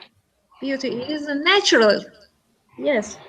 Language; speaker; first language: English; non-native, learner; Turkish